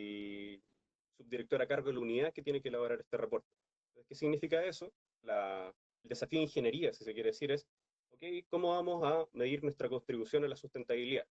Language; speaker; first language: Spanish; native; Spanish